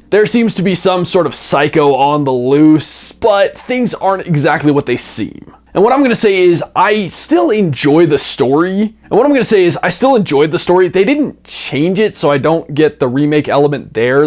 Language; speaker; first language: English; native; English